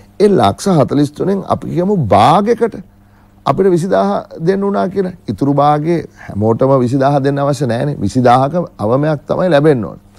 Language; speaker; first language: Sinhala; native; Sinhala